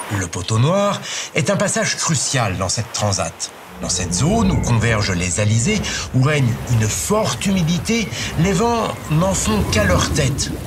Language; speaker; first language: French; native; French